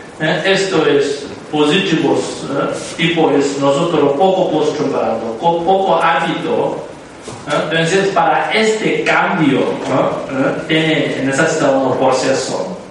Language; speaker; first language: Spanish; non-native, learner; Tibetan